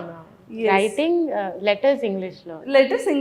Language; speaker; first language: Telugu; non-native, learner; Bangla